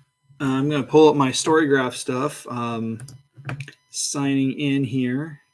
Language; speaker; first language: English; native; English